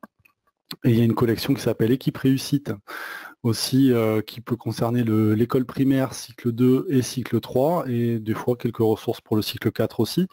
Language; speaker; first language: French; native; French